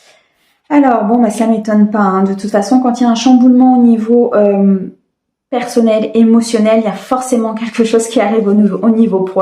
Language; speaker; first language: French; native; French